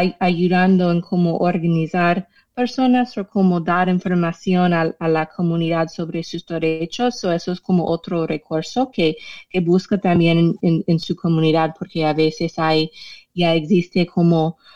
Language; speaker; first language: Spanish; non-native, fluent; English